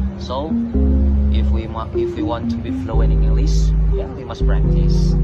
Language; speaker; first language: English; non-native, learner; Indonesian